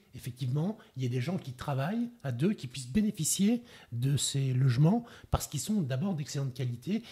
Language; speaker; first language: French; native; French